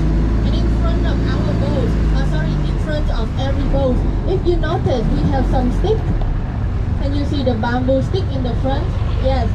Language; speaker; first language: English; non-native, fluent; Vietnamese